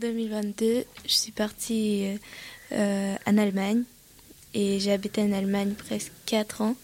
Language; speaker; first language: French; non-native, learner; Russian